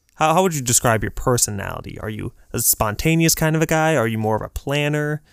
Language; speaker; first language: English; early bilingual, other home language; Urdu